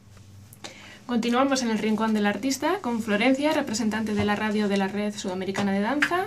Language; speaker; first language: Spanish; native; Spanish